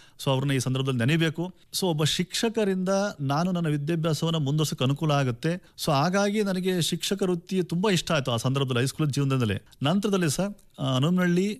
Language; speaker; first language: Kannada; native; Kannada